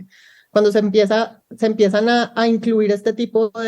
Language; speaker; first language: Spanish; native; Spanish